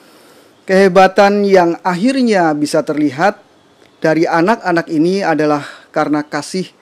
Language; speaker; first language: Indonesian; native; Indonesian